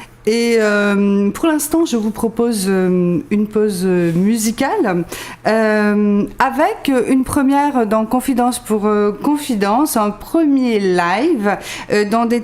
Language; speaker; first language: French; native; French